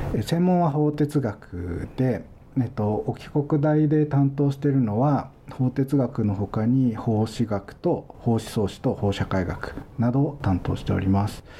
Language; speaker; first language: Japanese; native; Japanese